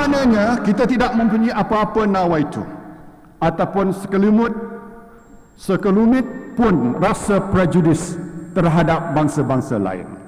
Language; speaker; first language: Malay; native; Malay